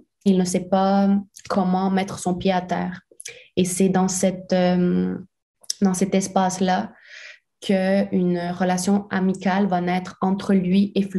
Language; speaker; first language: French; native; French